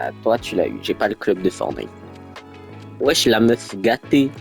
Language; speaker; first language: French; native; French